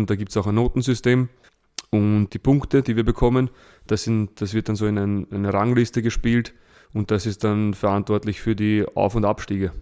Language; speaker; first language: German; early bilingual, other home language; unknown